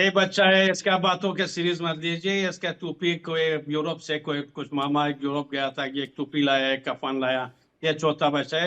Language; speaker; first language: Hindi; non-native, fluent; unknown